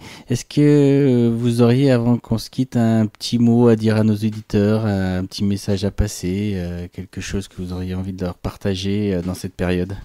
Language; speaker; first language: French; native; French